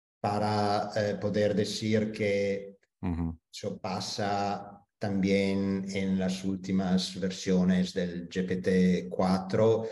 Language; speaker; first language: Spanish; non-native, fluent; Italian